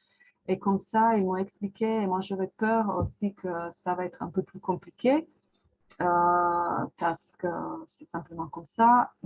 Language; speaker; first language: French; non-native, fluent; Croatian